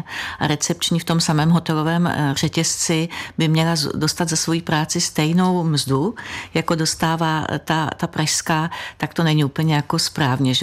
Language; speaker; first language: Czech; native; Czech